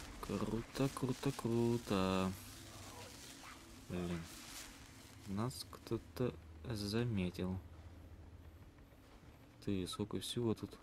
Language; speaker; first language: Russian; native; Russian